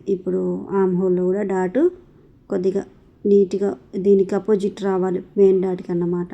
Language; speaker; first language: Telugu; native; Telugu